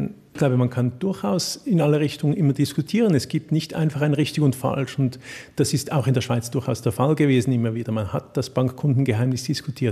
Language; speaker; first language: German; native; German